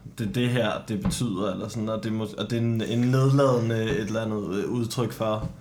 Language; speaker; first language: Danish; early bilingual, other home language; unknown